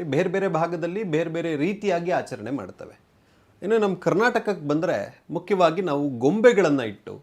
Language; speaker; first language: Kannada; native; Kannada